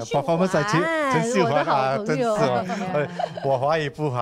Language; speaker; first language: Chinese; non-native, local second language; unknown